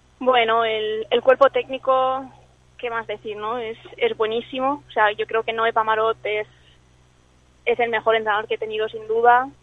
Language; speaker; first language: Spanish; early bilingual, other home language; English